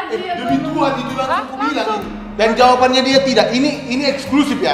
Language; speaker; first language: Indonesian; native; Indonesian